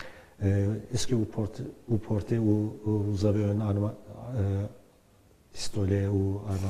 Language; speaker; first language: French; non-native, learner; Turkish